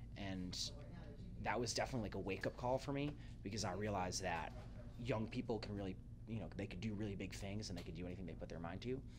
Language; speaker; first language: English; native; English